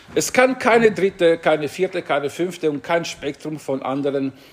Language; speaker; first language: German; non-native, fluent; Romanian